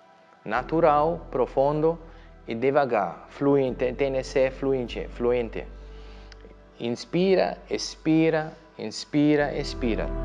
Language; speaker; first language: Portuguese; non-native, fluent; German